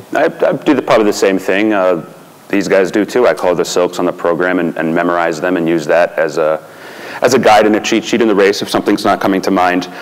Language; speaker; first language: English; native; English